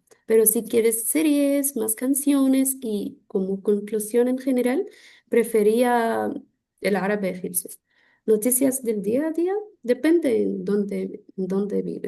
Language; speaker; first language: Spanish; non-native, fluent; Arabic